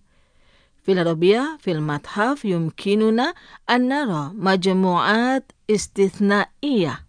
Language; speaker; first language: Arabic; non-native, fluent; Indonesian